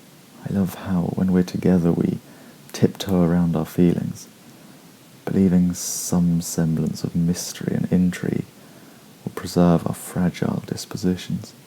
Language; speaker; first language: English; native; English